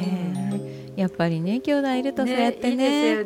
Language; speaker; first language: Japanese; native; Japanese